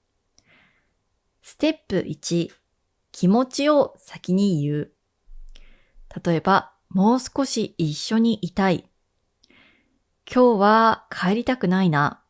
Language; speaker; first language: Japanese; native; Japanese